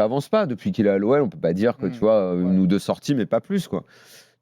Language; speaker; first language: French; native; French